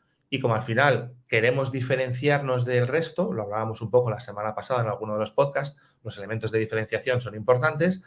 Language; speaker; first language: Spanish; native; Spanish